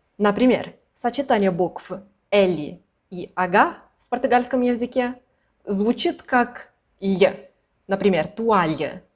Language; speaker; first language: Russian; non-native, fluent; Portuguese